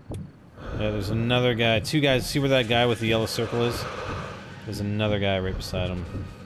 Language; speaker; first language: English; native; English